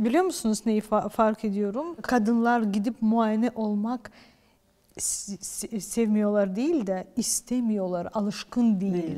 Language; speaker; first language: Turkish; non-native, fluent; Ukrainian